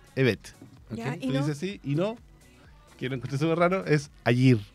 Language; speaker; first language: Spanish; native; Spanish